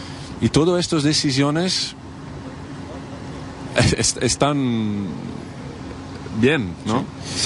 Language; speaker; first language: Spanish; non-native, fluent; Dutch